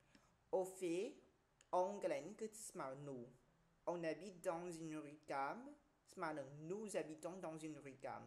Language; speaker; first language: French; non-native, fluent; Khmer